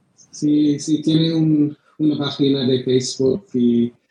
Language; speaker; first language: Spanish; non-native, fluent; English